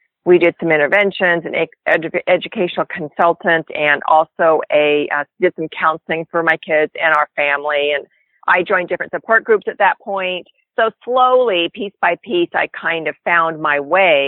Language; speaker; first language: English; native; English